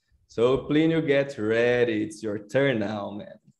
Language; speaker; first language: English; non-native, fluent; Portuguese